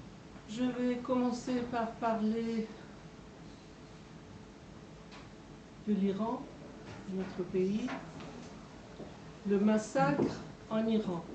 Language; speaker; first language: French; non-native, fluent; Persian